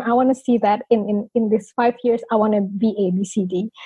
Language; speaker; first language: English; non-native, fluent; Indonesian